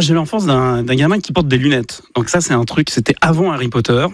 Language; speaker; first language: French; native; French